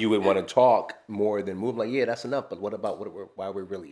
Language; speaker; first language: English; native; English